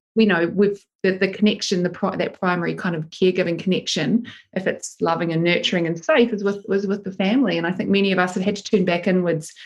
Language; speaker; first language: English; native; English